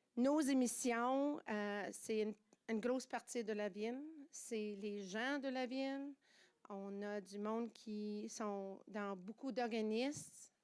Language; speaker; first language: French; non-native, fluent; English